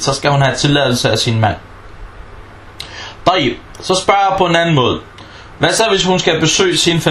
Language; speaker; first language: Danish; non-native, fluent; Arabic